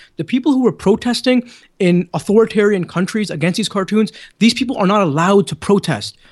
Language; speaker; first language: English; native; English